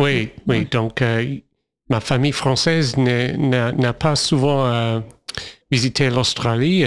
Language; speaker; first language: French; non-native, fluent; English